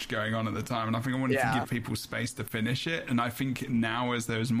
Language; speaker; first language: English; native; English